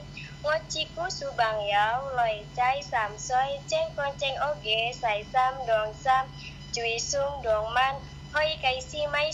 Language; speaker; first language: Chinese; non-native, learner; Indonesian